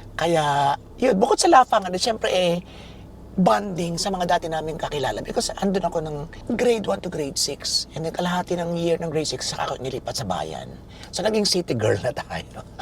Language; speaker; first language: Filipino; native; Filipino